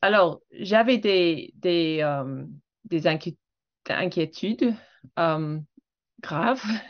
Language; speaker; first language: French; non-native, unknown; English